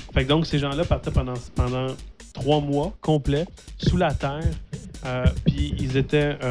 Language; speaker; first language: French; native; French